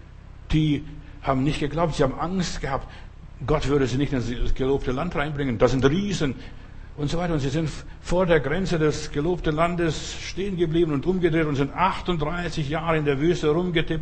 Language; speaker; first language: German; non-native, fluent; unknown